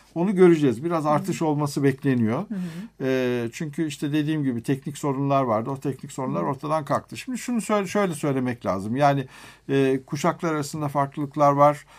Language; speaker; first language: Turkish; native; Turkish